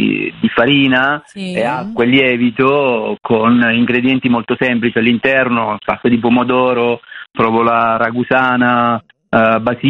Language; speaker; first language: Italian; native; Italian